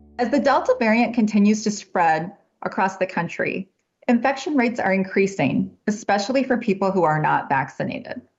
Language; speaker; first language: English; native; English